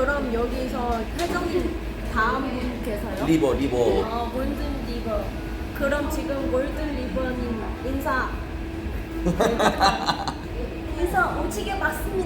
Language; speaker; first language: Korean; non-native, fluent; Vietnamese